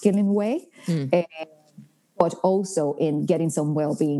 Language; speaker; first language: English; non-native, fluent; Spanish